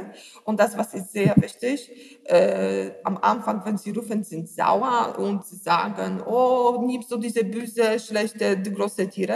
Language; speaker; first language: German; non-native, learner; Polish